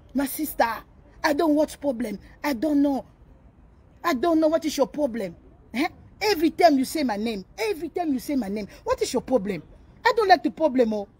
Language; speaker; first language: English; non-native, learner; Lingala